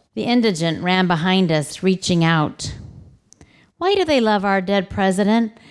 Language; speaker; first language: English; early bilingual, other home language; Spanish